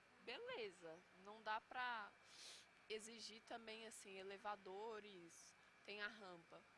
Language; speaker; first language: Portuguese; native; Portuguese